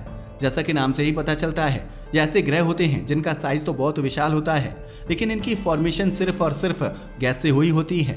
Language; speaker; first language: Hindi; native; Hindi